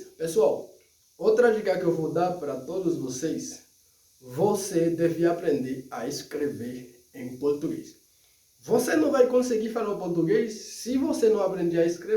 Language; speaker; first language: Portuguese; non-native, fluent; Haitian Creole